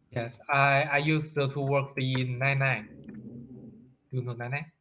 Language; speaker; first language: English; non-native, learner; Chinese